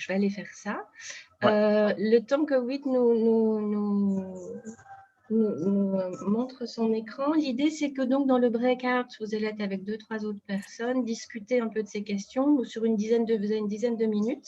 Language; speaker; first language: French; native; French